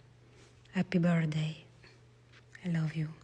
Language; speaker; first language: English; non-native, learner; Italian